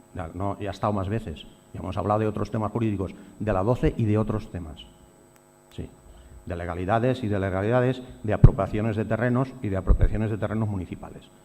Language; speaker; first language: Spanish; non-native, local second language; Catalan